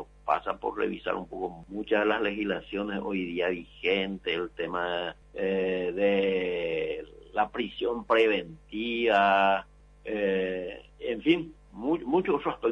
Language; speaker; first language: Spanish; native; Spanish